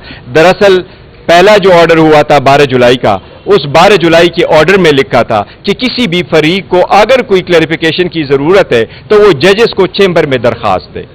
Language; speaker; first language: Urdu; non-native, local second language; Pashto